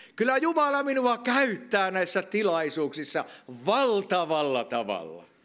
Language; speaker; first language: Finnish; native; Finnish